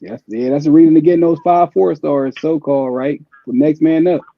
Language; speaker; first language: English; native; English